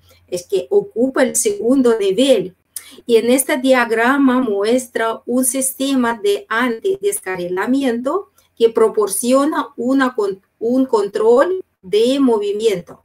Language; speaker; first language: Spanish; non-native, fluent; Russian